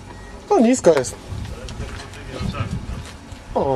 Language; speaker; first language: Polish; native; Polish